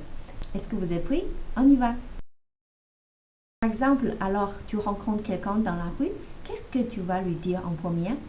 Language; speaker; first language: French; non-native, fluent; Chinese